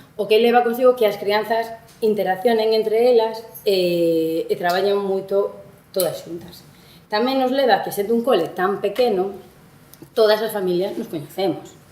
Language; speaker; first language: Galician; non-native, local second language; Spanish